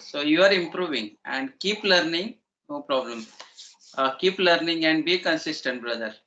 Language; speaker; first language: English; non-native, learner; Marathi